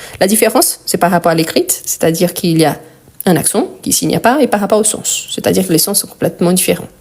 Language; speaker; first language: French; non-native, fluent; Portuguese